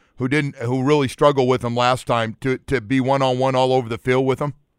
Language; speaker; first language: English; native; English